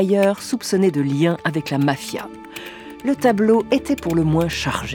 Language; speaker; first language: French; native; French